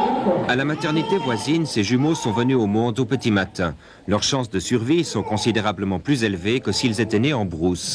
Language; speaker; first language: French; native; French